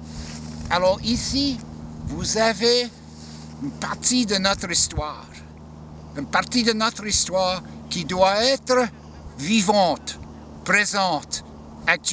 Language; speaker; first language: French; non-native, local second language; English